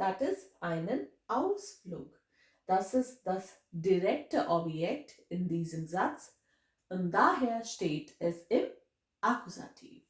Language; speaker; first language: German; non-native, fluent; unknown